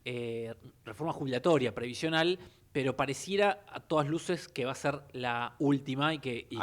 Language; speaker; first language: Spanish; native; Spanish